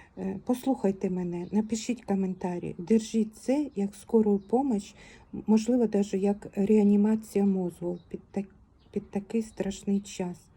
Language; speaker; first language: Ukrainian; non-native, local second language; Russian